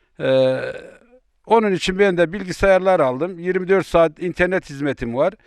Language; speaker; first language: Turkish; native; Turkish